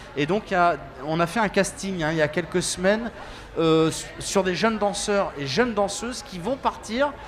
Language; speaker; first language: French; native; French